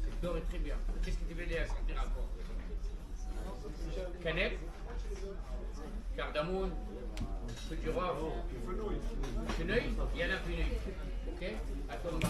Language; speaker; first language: French; non-native, learner; Arabic